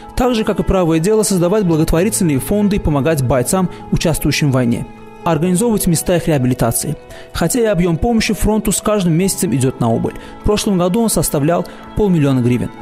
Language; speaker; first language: Russian; non-native, local second language; Azerbaijani